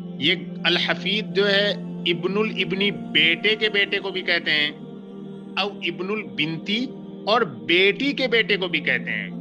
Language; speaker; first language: Urdu; native; Urdu